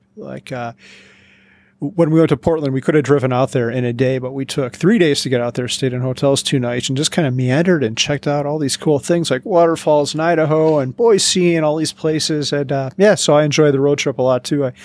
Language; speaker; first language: English; native; English